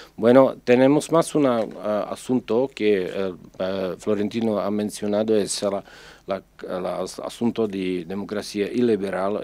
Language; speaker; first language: Spanish; non-native, fluent; Czech